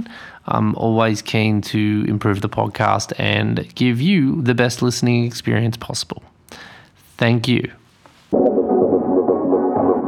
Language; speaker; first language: English; native; English